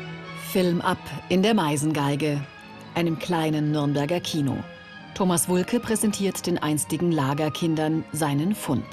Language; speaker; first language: German; native; German